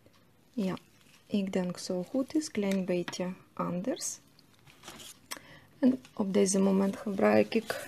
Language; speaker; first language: Dutch; non-native, fluent; Russian